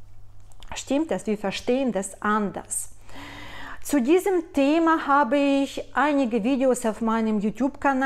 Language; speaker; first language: German; non-native, fluent; Russian